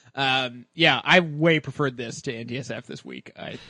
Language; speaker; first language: English; native; English